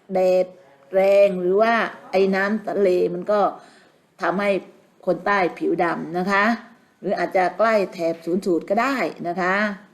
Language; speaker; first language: Thai; native; Thai